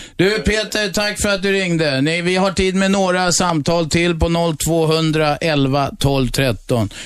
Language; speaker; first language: Swedish; native; Swedish